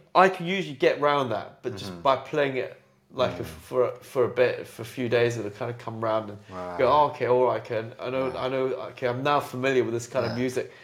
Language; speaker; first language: English; native; English